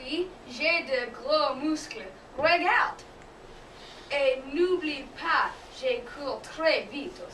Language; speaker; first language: French; non-native, learner; English